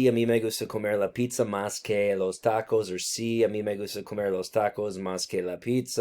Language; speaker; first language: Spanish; non-native, fluent; English